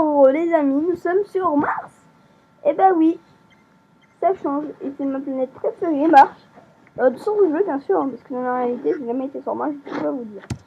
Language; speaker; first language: French; native; French